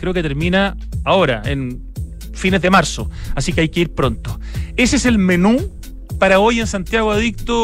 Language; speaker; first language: Spanish; native; Spanish